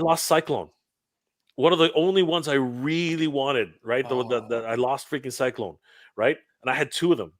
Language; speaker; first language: English; native; English